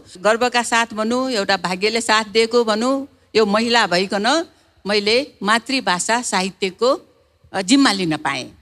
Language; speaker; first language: Nepali; non-native, local second language; Newari